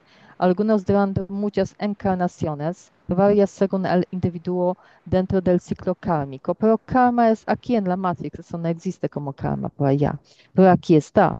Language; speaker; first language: Spanish; non-native, learner; Polish